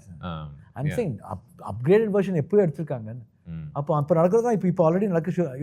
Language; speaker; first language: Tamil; non-native, local second language; Kannada